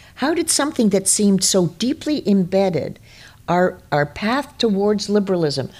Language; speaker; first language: English; native; English